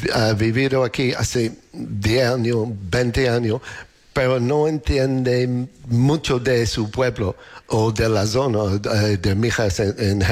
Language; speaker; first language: Spanish; non-native, learner; English